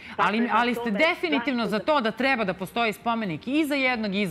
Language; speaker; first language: Serbian; native; Serbian